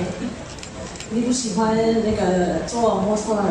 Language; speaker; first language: Chinese; early bilingual, heritage; Chinese